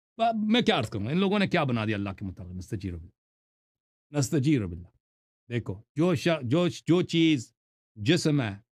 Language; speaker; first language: Urdu; non-native, fluent; Persian